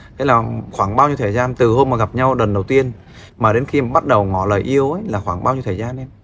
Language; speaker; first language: Vietnamese; native; Vietnamese